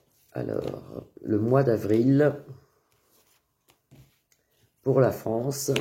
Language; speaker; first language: French; native; French